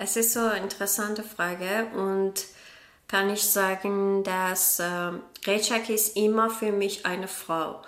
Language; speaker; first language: German; non-native, learner; Persian